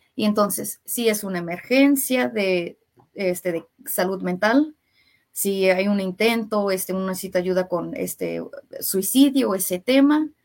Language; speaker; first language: Spanish; early bilingual, heritage; Spanish